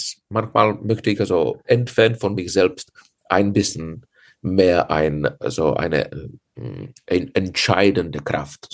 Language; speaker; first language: German; non-native, fluent; Czech